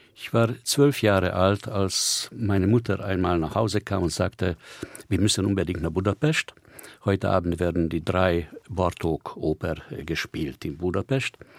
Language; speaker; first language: German; non-native, fluent; Hungarian